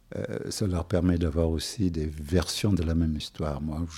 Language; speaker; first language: French; non-native, local second language; Wolof